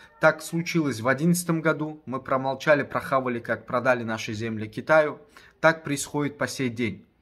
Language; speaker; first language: Russian; non-native, local second language; Tajik